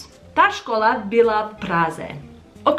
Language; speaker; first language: Czech; non-native, learner; English